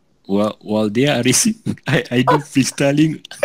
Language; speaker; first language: English; non-native, local second language; Malay